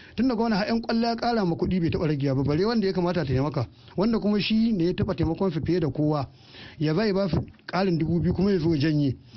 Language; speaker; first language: Hausa; native; Hausa